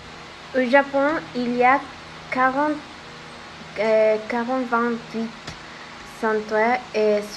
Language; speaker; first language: French; non-native, learner; Spanish